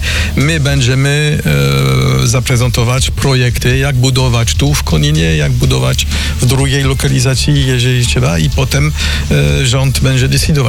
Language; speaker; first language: Polish; non-native, fluent; French